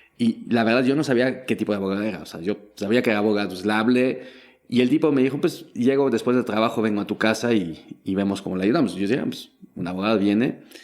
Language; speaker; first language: Spanish; non-native, fluent; French